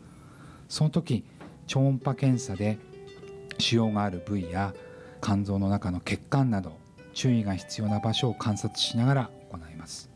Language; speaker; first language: Japanese; native; Japanese